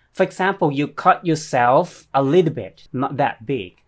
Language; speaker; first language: English; non-native, fluent; Thai